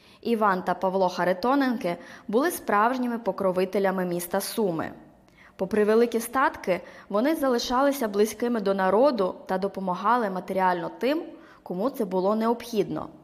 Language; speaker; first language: Ukrainian; native; Ukrainian